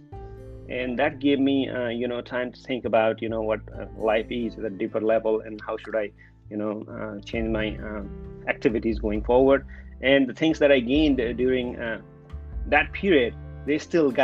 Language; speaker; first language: English; non-native, local second language; Nepali